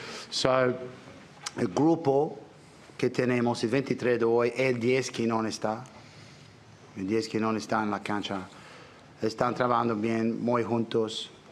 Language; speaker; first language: Spanish; non-native, fluent; English